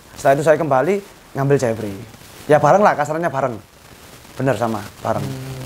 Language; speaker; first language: Indonesian; non-native, local second language; Javanese